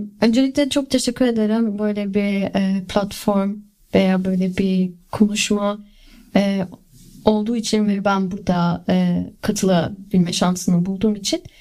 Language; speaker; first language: Turkish; early bilingual, heritage; Turkish